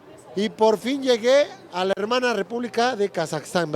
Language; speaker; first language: Spanish; native; Spanish